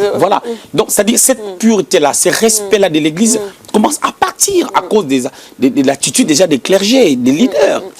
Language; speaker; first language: French; non-native, local second language; Lingala